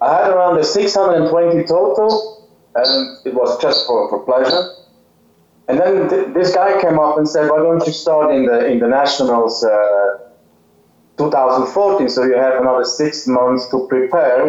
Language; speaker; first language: English; non-native, fluent; Swiss German